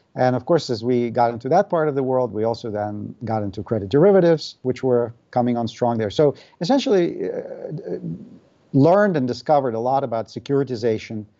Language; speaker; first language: English; non-native, fluent; Russian